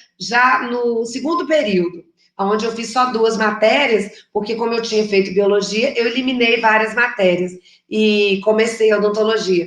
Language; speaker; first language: Portuguese; native; Portuguese